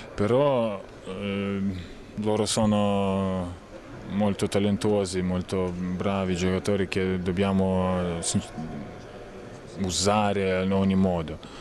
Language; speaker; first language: Italian; non-native, fluent; Lithuanian